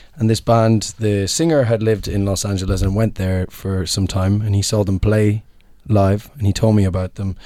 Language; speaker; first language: English; native; English